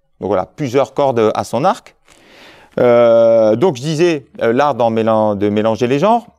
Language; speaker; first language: French; native; French